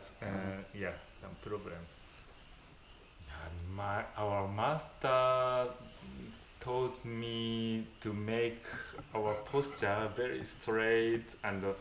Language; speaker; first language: English; non-native, fluent; Japanese